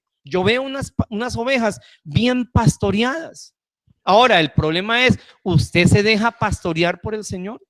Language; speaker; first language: Spanish; native; Spanish